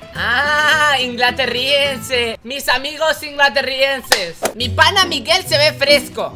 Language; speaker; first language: Spanish; native; Spanish